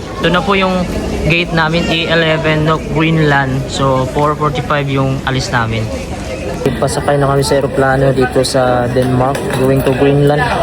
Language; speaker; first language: Filipino; non-native, local second language; Cebuano